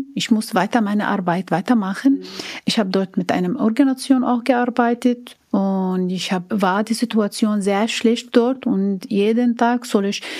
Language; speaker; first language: German; non-native, learner; Arabic